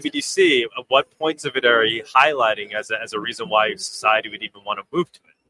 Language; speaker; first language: English; native; English